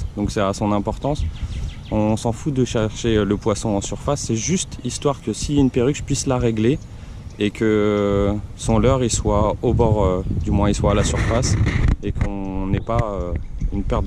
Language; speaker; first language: French; native; French